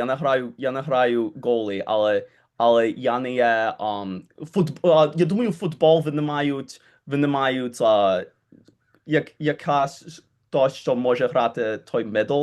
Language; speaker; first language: Ukrainian; early bilingual, heritage; Ukrainian